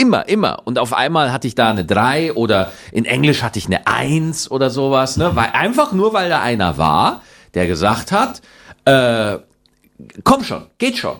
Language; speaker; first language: German; native; German